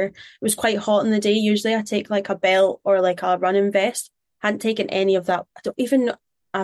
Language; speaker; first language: English; native; English